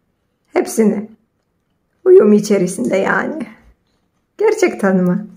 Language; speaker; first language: Turkish; non-native, fluent; Polish